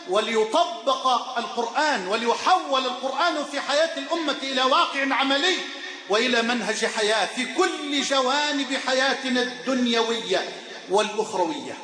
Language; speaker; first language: Arabic; native; Arabic